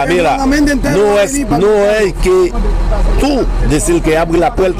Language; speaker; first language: Spanish; non-native, local second language; Haitian Creole